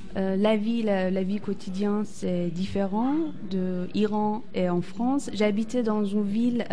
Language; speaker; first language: French; non-native, fluent; Persian